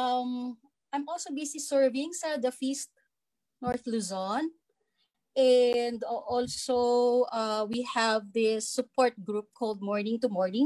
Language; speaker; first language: English; non-native, local second language; Filipino